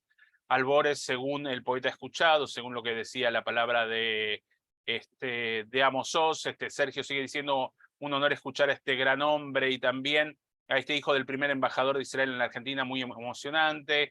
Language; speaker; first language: Spanish; native; Spanish